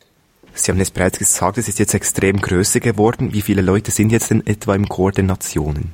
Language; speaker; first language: German; native; German